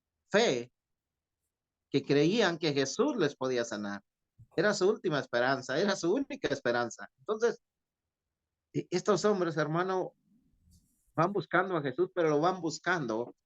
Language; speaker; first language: Spanish; native; Spanish